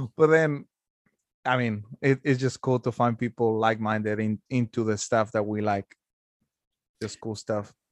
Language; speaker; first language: English; non-native, fluent; Spanish